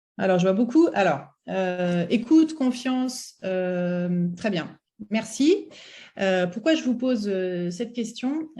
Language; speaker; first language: French; native; French